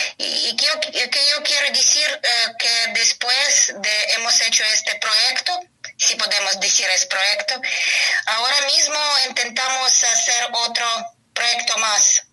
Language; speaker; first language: Spanish; non-native, learner; Ukrainian